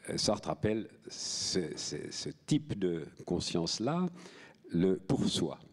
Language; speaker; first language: French; native; French